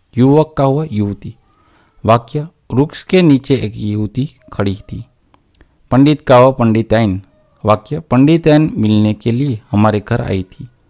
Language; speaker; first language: Hindi; non-native, local second language; Gujarati